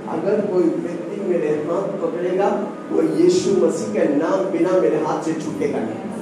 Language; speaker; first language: Hindi; non-native, local second language; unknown